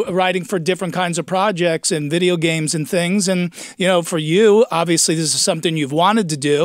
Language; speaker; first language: English; native; English